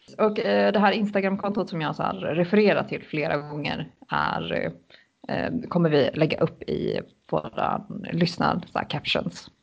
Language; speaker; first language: Swedish; native; Swedish